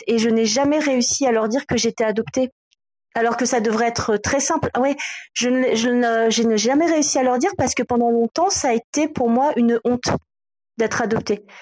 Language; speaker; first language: French; native; French